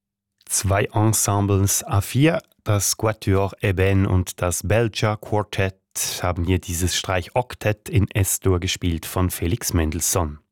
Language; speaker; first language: German; native; German